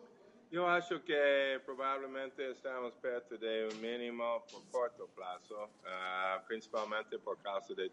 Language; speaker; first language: Portuguese; non-native, learner; English